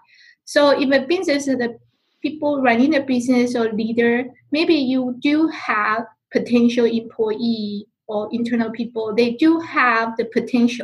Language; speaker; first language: English; non-native, fluent; Chinese